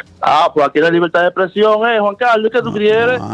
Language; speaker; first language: Spanish; native; Spanish